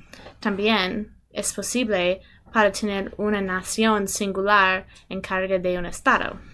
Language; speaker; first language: Spanish; non-native, learner; English